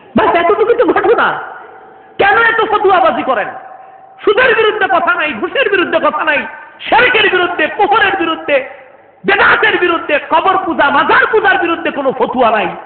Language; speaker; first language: Bangla; non-native, local second language; Urdu